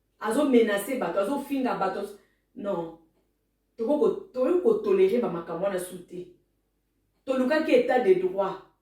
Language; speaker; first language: Lingala; non-native, local second language; Luba-Lulua